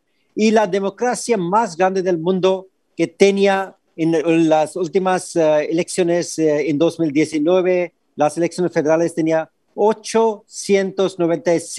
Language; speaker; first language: Spanish; non-native, fluent; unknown